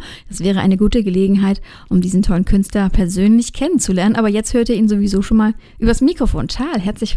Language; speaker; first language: German; native; German